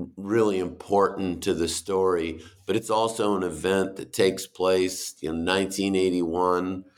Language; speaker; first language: English; native; English